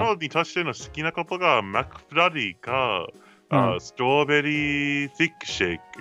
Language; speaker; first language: Japanese; non-native, learner; English